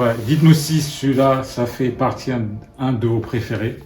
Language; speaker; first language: French; native; French